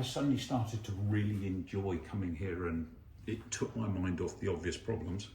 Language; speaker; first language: English; native; English